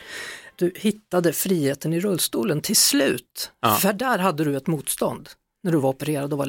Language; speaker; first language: Swedish; native; Swedish